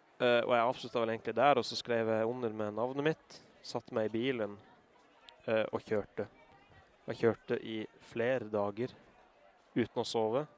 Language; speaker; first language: Norwegian; native; Norwegian